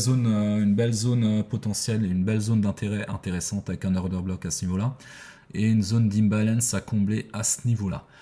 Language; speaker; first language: French; native; French